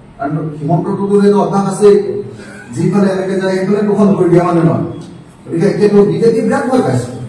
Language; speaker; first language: Assamese; native; Assamese